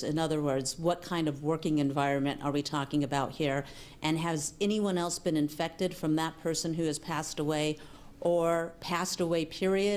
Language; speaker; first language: English; native; English